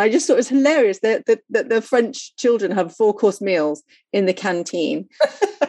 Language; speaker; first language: English; native; English